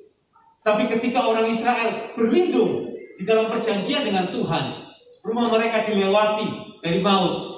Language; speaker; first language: Indonesian; native; Indonesian